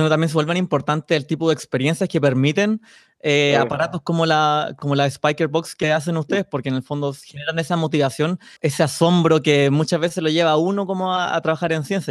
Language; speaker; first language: Spanish; native; Spanish